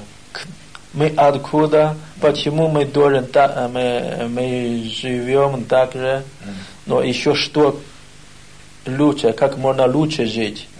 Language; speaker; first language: Russian; non-native, learner; Chinese